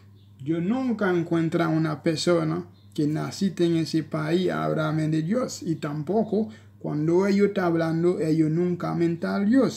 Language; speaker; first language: Spanish; non-native, learner; Haitian Creole